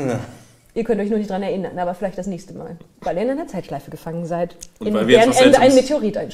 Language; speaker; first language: German; native; German